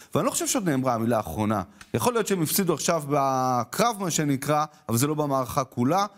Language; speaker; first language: Hebrew; native; Hebrew